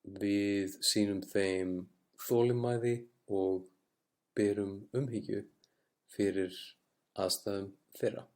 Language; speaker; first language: Icelandic; non-native, fluent; English